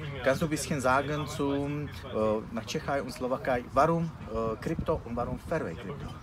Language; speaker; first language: German; non-native, learner; Czech